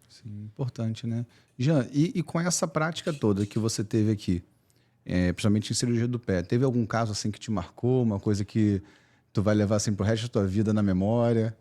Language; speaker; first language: Portuguese; native; Portuguese